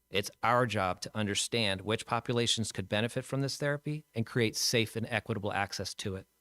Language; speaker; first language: English; native; English